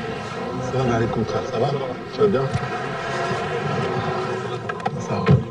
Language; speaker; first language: French; native; French